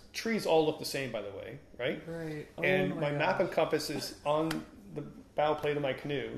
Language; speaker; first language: English; native; English